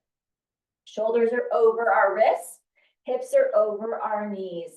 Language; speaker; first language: English; native; English